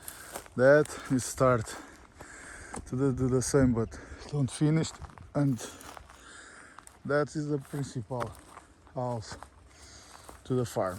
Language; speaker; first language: English; non-native, learner; Portuguese